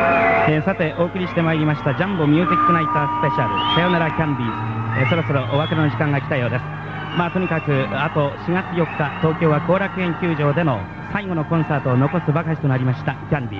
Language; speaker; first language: Japanese; native; Japanese